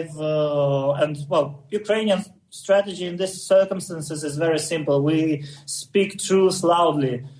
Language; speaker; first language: English; non-native, fluent; Russian